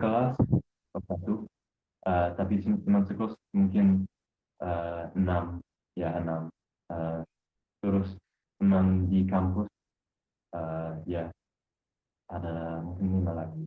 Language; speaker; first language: Indonesian; non-native, fluent; English